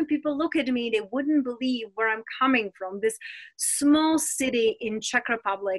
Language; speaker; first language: English; non-native, fluent; Czech